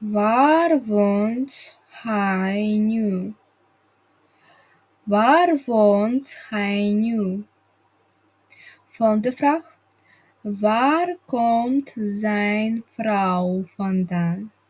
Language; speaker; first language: Dutch; non-native, fluent; Russian